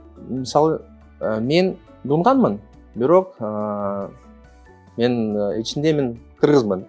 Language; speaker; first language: Kyrgyz; non-native, local second language; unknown